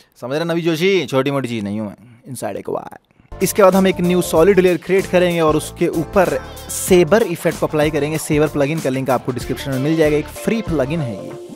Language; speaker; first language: Hindi; native; Hindi